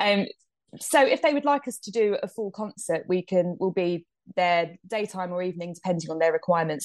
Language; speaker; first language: English; native; English